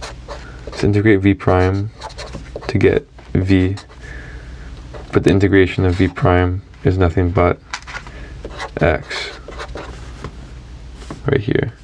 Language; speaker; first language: English; native; English